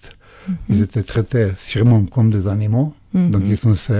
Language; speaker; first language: French; non-native, fluent; Croatian